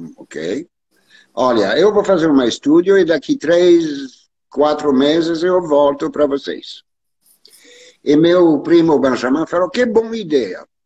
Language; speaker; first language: Portuguese; non-native, learner; French